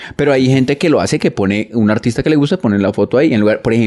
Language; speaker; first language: Spanish; native; Spanish